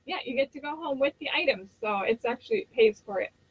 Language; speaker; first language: English; non-native, fluent; Japanese